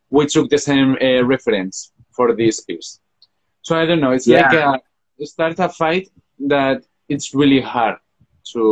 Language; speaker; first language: English; non-native, fluent; Spanish